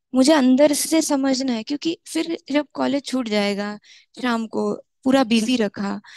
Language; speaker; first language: Hindi; non-native, local second language; Marathi